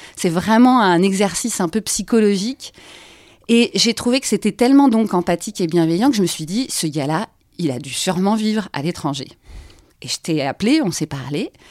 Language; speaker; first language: French; native; French